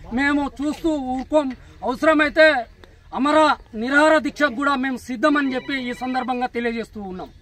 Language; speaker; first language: Telugu; non-native, local second language; Lambadi